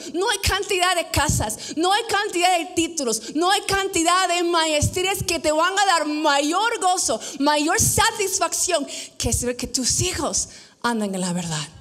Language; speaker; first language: Spanish; non-native, fluent; English